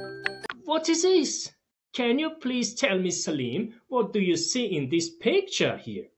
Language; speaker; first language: English; non-native, fluent; Tajik